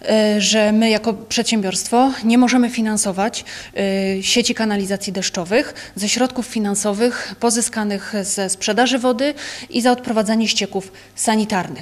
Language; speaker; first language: Polish; native; Polish